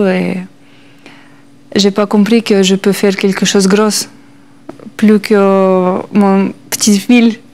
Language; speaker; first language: French; non-native, learner; Russian